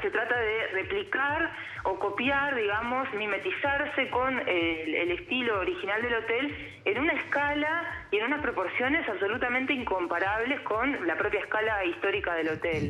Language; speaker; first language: Spanish; native; Spanish